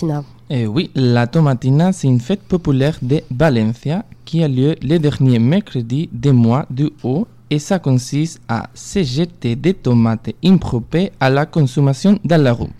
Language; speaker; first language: French; non-native, fluent; Spanish